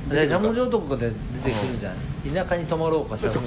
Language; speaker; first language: Japanese; native; Japanese